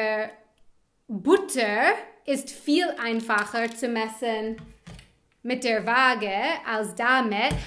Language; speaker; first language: German; non-native, fluent; English